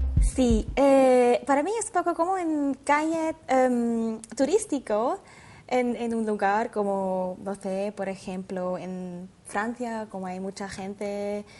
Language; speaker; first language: Spanish; non-native, learner; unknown